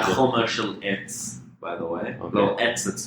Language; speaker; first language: Hebrew; non-native, fluent; English